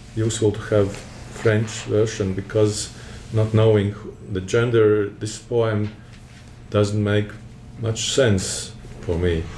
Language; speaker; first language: English; non-native, fluent; Latvian